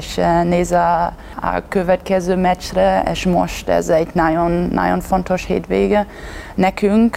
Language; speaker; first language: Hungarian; non-native, learner; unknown